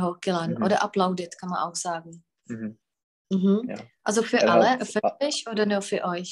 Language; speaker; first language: German; non-native, fluent; Czech